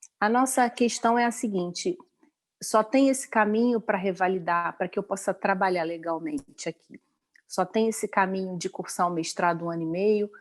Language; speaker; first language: Portuguese; native; Portuguese